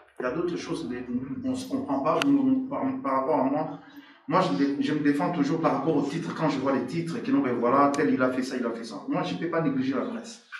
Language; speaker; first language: French; non-native, local second language; Lingala